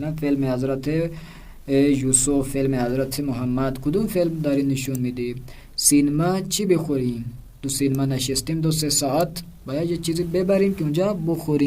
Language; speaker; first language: Persian; non-native, fluent; Urdu